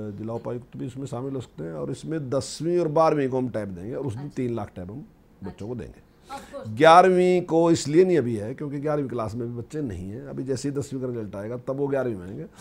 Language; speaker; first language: Hindi; native; Hindi